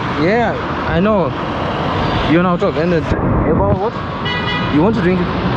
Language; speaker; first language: English; non-native, learner; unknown